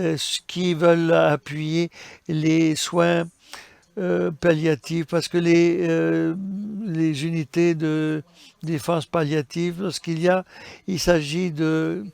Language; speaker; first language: French; non-native, fluent; English